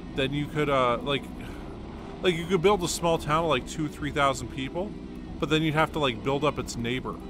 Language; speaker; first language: English; native; English